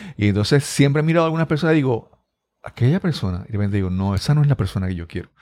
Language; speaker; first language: Spanish; native; Spanish